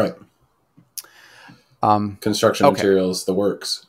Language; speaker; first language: English; native; English